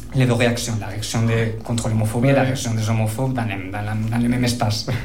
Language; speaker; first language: French; non-native, fluent; Spanish